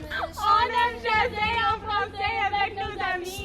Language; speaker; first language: French; non-native, local second language; English